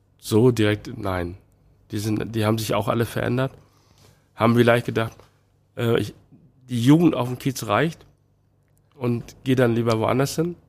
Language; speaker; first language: German; early bilingual, other home language; Chinese